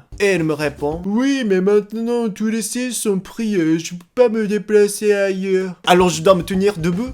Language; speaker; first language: French; non-native, fluent; Japanese